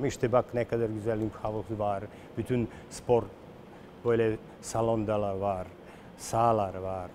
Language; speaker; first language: Turkish; non-native, learner; Serbian